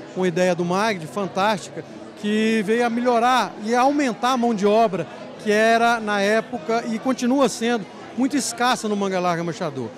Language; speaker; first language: Portuguese; native; Portuguese